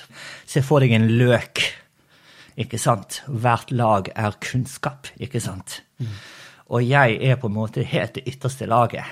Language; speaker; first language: Norwegian; early bilingual, other home language; Portuguese